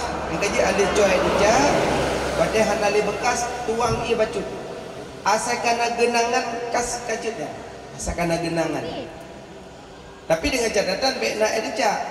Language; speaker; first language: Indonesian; non-native, local second language; Achinese